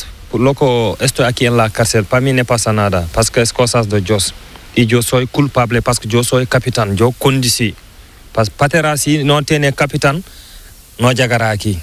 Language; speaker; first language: Spanish; non-native, learner; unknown